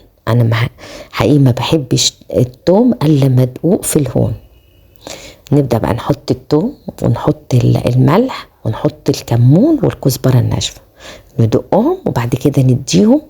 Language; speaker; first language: Arabic; native; Arabic